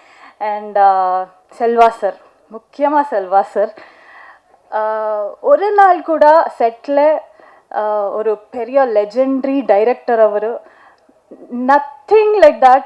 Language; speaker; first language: Tamil; non-native, learner; Kannada